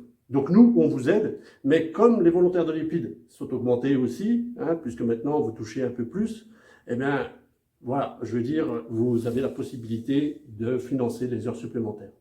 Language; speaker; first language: French; native; French